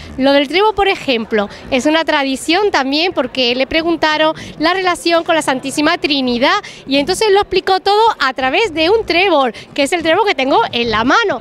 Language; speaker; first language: Spanish; native; Spanish